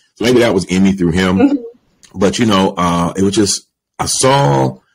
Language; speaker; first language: English; native; English